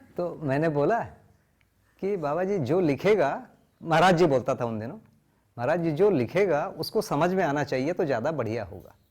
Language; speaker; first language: Hindi; non-native, local second language; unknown